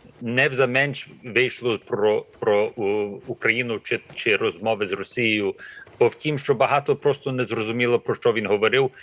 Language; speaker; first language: Ukrainian; early bilingual, heritage; Ukrainian